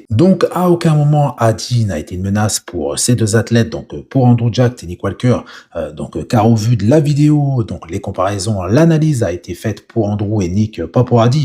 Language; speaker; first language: French; native; French